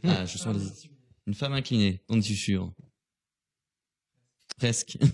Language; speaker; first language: French; native; French